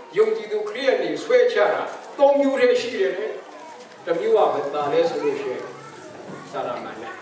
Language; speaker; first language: Burmese; non-native, local second language; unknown